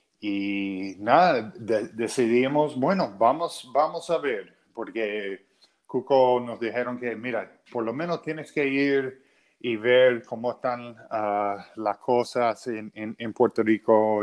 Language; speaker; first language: Spanish; non-native, fluent; English